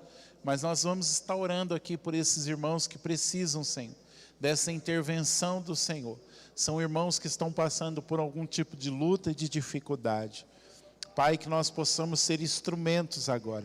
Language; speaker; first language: Portuguese; native; Portuguese